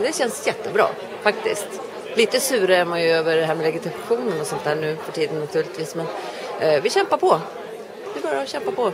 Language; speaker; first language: Swedish; native; Swedish